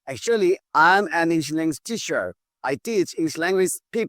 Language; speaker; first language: English; non-native, learner; Bangla